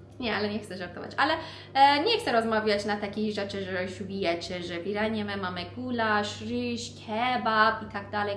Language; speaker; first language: Polish; non-native, learner; Persian